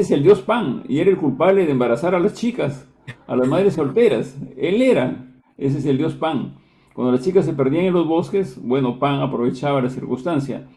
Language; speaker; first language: Spanish; native; Spanish